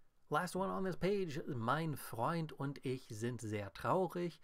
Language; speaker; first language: German; non-native, fluent; English